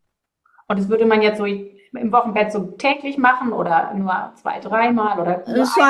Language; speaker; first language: German; native; German